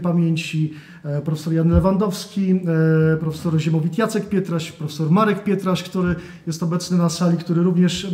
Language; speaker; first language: Polish; native; Polish